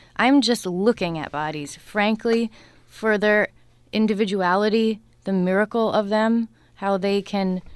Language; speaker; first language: English; native; English